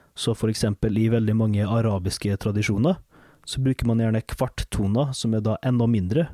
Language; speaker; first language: Norwegian; native; Norwegian